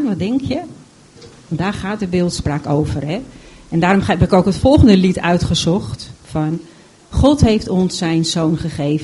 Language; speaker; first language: Dutch; native; Dutch